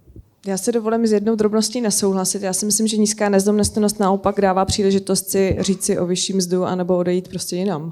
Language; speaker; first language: Czech; native; Czech